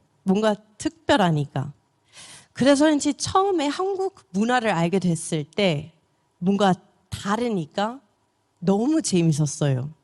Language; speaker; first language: Korean; non-native, fluent; German